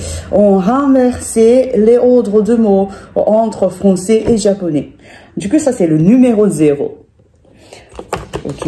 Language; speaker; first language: French; non-native, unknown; Japanese